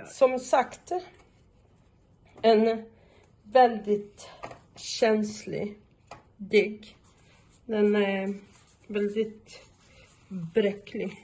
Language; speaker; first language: Swedish; non-native, fluent; Portuguese